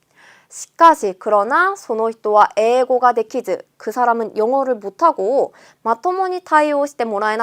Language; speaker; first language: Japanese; non-native, fluent; Korean